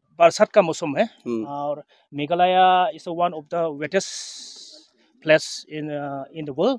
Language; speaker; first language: Hindi; non-native, local second language; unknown